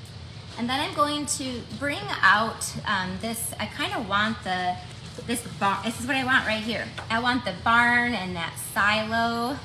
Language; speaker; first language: English; native; English